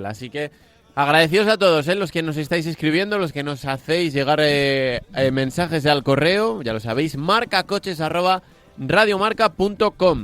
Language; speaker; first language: Spanish; native; Spanish